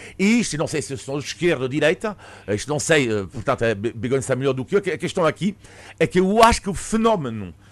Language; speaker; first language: Portuguese; non-native, fluent; French